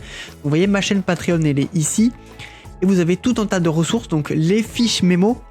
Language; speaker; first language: French; native; French